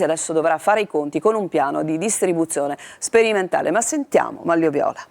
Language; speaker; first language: Italian; native; Italian